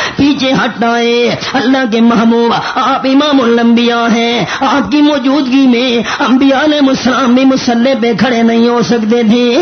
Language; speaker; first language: Urdu; non-native, local second language; Punjabi